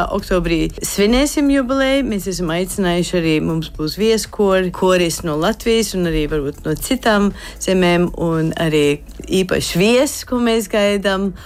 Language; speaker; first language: Latvian; early bilingual, heritage; Latvian